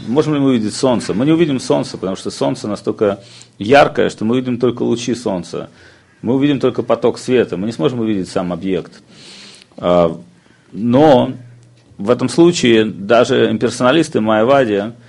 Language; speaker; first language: Russian; native; Russian